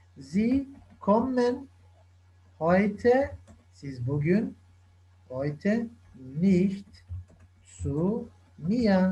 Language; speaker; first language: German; non-native, fluent; Turkish